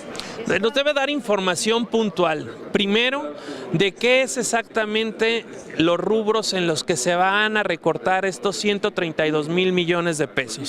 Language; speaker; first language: Spanish; native; Spanish